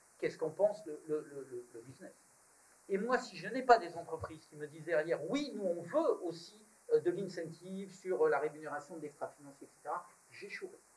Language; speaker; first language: French; native; French